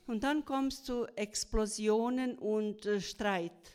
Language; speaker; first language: German; non-native, fluent; Croatian